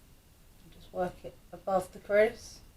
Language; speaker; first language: English; native; English